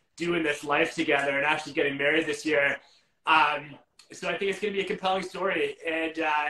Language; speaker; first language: English; native; English